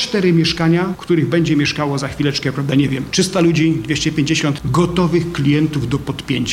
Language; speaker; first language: Polish; native; Polish